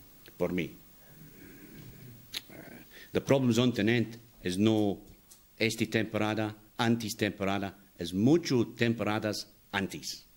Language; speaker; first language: Spanish; non-native, learner; English